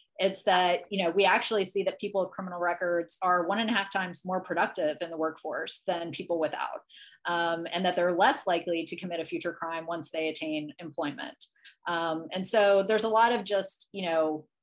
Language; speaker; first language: English; native; English